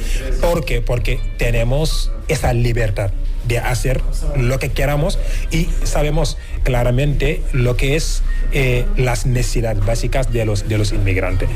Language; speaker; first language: Spanish; non-native, fluent; Wolof